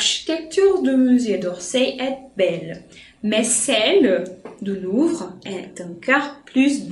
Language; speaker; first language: French; non-native, fluent; Portuguese